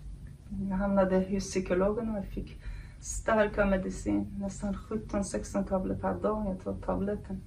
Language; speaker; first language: Swedish; non-native, fluent; Kurdish